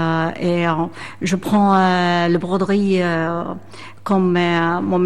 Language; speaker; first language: French; non-native, learner; Arabic